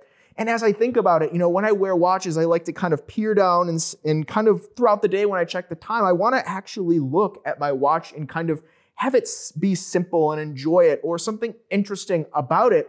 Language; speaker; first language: English; native; English